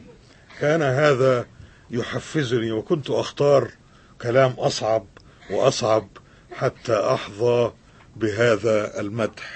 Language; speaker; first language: Arabic; native; Arabic